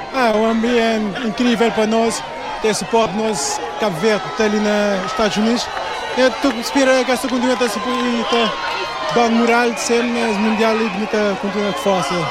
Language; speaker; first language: Portuguese; non-native, local second language; Kabuverdianu